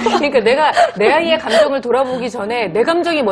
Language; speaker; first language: Korean; native; Korean